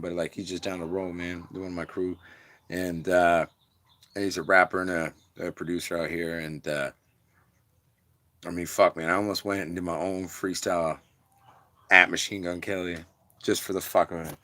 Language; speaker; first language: English; native; English